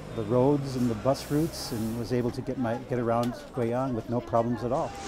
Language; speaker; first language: English; native; English